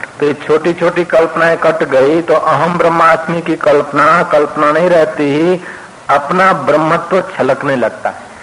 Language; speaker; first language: Hindi; non-native, local second language; Sindhi